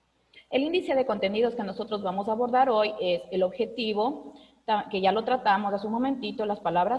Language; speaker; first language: Spanish; native; Spanish